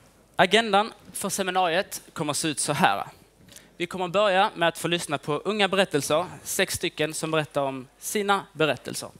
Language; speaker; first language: Swedish; native; Swedish